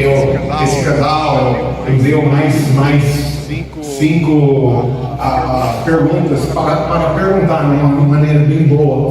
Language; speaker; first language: Portuguese; non-native, fluent; English